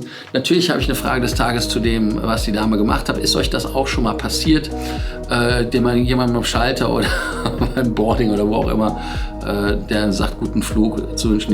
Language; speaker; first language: German; native; German